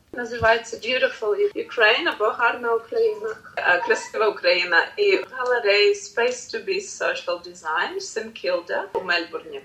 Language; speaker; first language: Ukrainian; native; Ukrainian